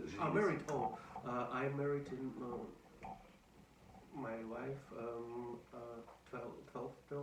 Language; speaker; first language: English; non-native, learner; Russian